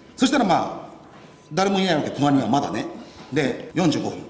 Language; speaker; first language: Japanese; native; Japanese